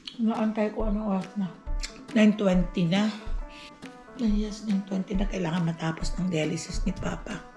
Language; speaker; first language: Filipino; native; Filipino